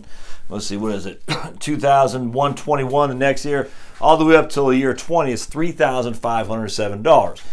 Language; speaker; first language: English; native; English